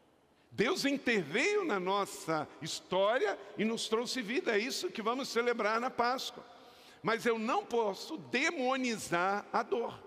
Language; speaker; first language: Portuguese; native; Portuguese